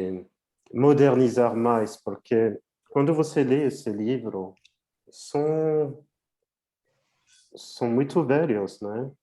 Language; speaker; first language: Portuguese; non-native, fluent; French